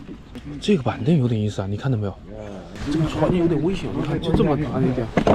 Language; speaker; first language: Chinese; native; Chinese